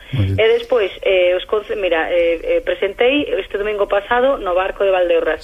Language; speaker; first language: Galician; early bilingual, heritage; Galician